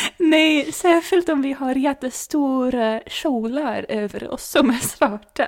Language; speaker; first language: Swedish; non-native, fluent; English